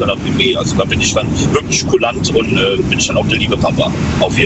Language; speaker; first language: German; native; German